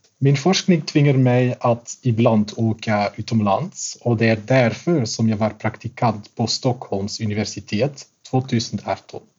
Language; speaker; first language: Swedish; non-native, fluent; Dutch